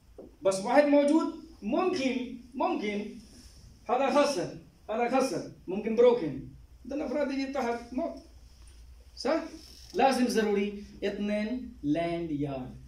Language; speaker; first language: Arabic; non-native, learner; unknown